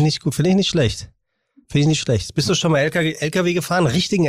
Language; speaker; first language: German; native; German